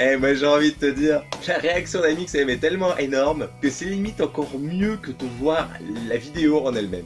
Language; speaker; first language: French; native; French